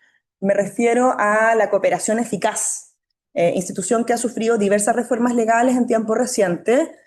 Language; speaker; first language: Spanish; native; Spanish